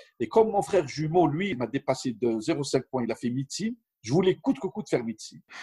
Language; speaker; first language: French; non-native, local second language; Arabic